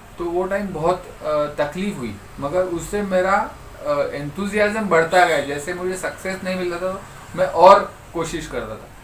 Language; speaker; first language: Hindi; non-native, local second language; Marathi